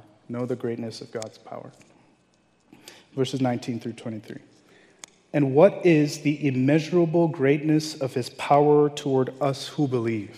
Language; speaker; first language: English; non-native, local second language; Yoruba